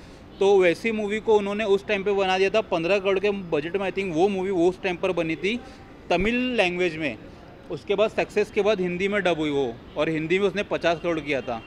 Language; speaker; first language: Hindi; native; Hindi